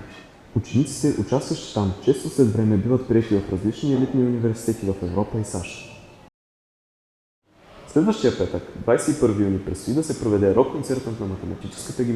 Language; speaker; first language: Bulgarian; native; Bulgarian